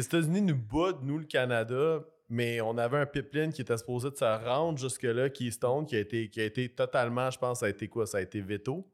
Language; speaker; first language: French; native; French